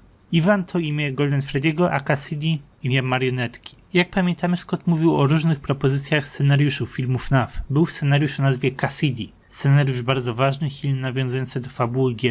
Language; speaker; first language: Polish; native; Polish